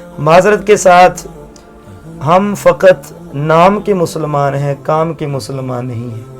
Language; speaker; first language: Urdu; non-native, local second language; Punjabi